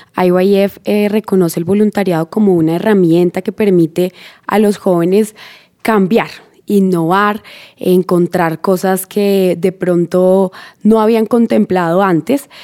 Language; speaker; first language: Spanish; native; Spanish